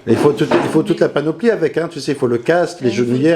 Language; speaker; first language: French; native; French